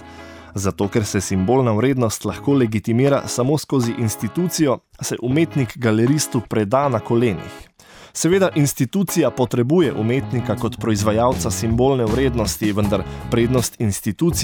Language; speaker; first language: Slovenian; native; Slovenian